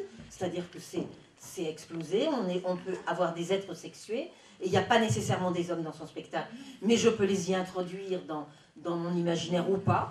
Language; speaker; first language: French; native; French